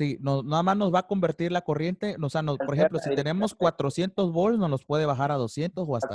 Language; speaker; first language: Spanish; native; Spanish